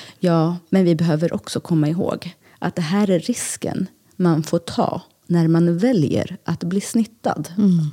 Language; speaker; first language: Swedish; early bilingual, other home language; Greek